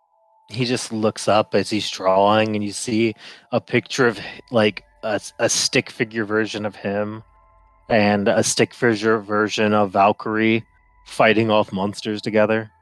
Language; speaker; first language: English; native; English